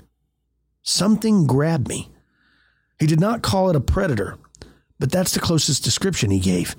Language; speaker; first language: English; native; English